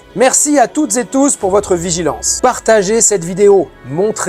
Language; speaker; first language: French; native; French